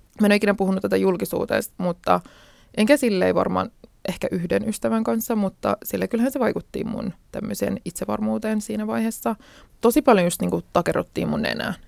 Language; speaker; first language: Finnish; early bilingual, other home language; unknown